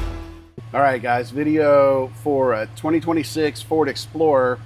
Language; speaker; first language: English; native; English